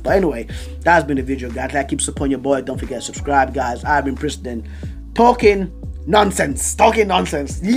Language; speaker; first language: English; native; English